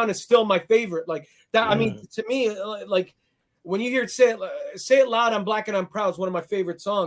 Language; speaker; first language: English; native; English